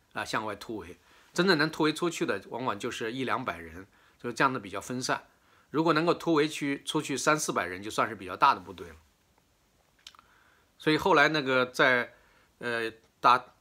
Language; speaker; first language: Chinese; native; Chinese